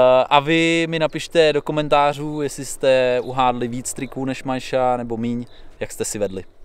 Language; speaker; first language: Czech; native; Czech